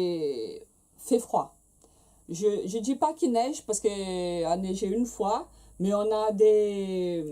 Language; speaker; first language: French; non-native, fluent; Portuguese